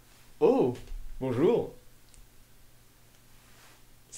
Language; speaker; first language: French; native; French